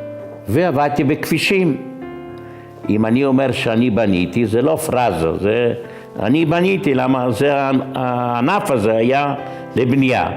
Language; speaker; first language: Hebrew; non-native, fluent; Yiddish